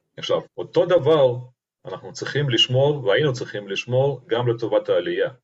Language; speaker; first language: Hebrew; non-native, fluent; Russian